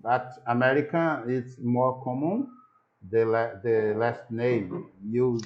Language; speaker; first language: English; non-native, learner; Portuguese